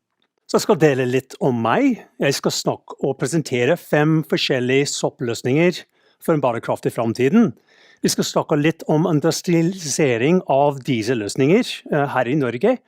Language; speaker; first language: Norwegian; non-native, fluent; English